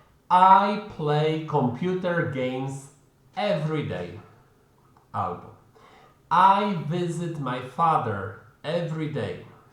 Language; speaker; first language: English; non-native, fluent; Polish